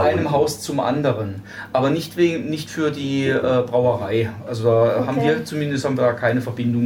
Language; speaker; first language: German; native; German